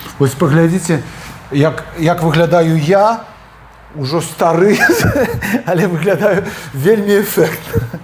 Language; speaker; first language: Belarusian; non-native, local second language; Russian